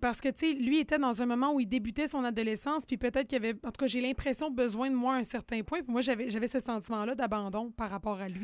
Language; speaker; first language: French; native; French